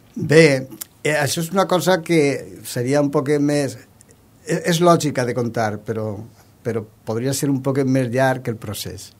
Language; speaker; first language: Catalan; non-native, local second language; Spanish